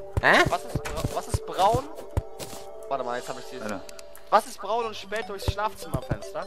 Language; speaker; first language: German; native; German